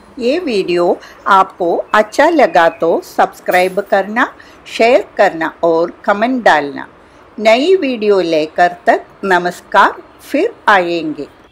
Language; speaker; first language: Hindi; non-native, local second language; Malayalam